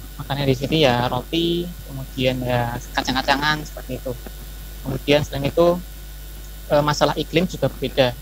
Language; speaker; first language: Indonesian; native; Indonesian